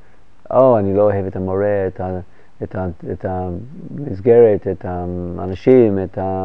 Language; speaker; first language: Hebrew; non-native, fluent; English